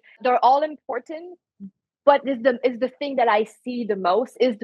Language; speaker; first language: English; non-native, fluent; French